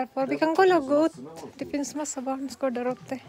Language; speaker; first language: Swedish; non-native, learner; Cebuano